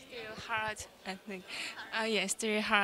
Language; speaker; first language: English; non-native, learner; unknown